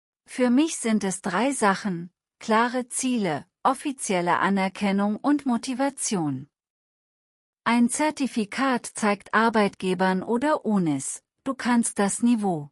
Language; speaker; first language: German; native; German